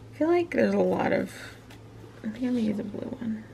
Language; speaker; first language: English; native; English